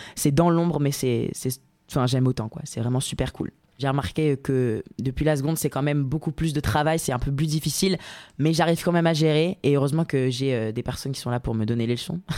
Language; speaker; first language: French; native; French